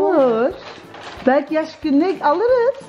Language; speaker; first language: Turkish; early bilingual, heritage; Turkish